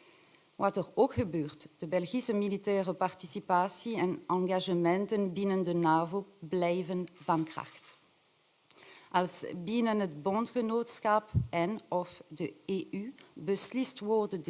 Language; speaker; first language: Dutch; non-native, local second language; French